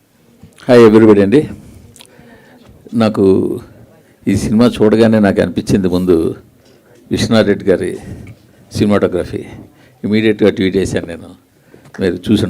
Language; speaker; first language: Telugu; native; Telugu